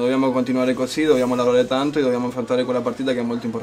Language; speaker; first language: Italian; non-native, fluent; Spanish